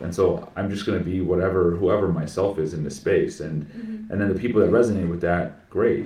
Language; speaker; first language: English; native; English